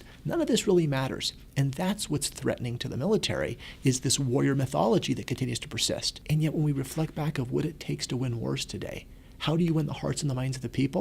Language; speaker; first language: English; native; English